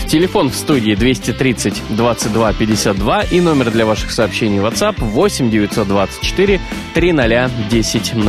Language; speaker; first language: Russian; native; Russian